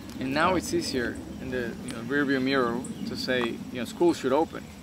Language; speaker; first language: English; non-native, fluent; Spanish